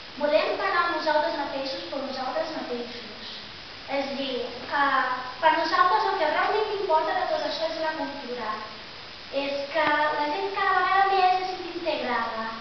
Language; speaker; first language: Catalan; non-native, fluent; Portuguese